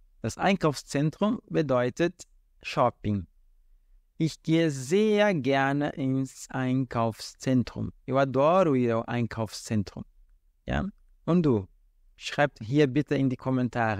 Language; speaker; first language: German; non-native, fluent; Portuguese